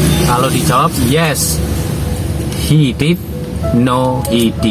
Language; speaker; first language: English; non-native, fluent; Indonesian